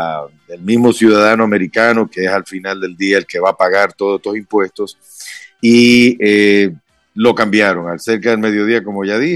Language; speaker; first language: Spanish; native; Spanish